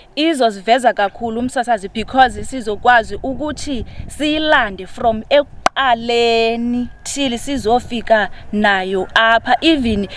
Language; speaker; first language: Zulu; non-native, local second language; Xhosa